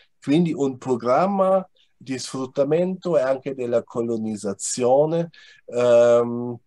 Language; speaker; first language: Italian; non-native, fluent; German